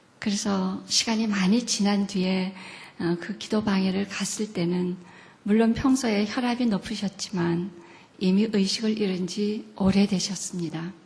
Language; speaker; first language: Korean; native; Korean